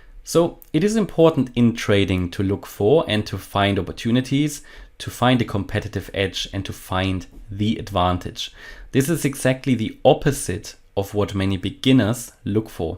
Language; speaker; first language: English; non-native, fluent; German